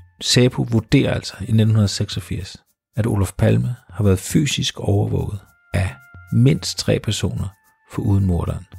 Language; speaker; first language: Danish; native; Danish